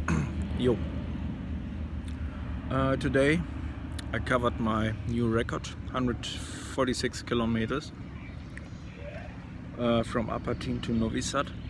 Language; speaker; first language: English; non-native, fluent; German